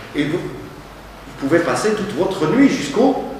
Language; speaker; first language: French; non-native, local second language; Arabic